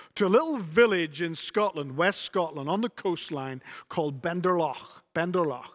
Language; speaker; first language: English; native; English